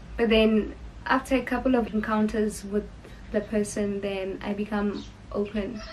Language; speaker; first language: English; non-native, local second language; Northern Sotho